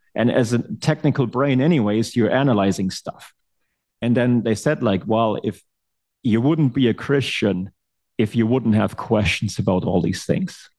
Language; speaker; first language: English; non-native, fluent; German